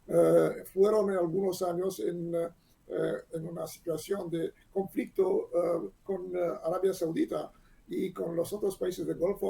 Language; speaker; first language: Spanish; non-native, learner; Hebrew